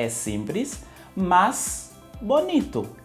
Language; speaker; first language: Portuguese; non-native, learner; Haitian Creole